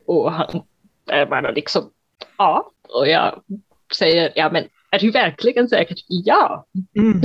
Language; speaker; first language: Swedish; non-native, fluent; German